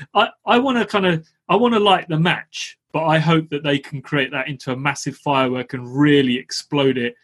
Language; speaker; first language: English; native; English